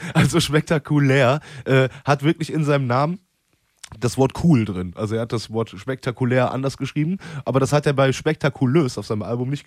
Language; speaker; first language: German; native; German